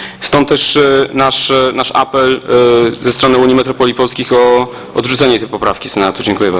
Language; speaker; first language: Polish; native; Polish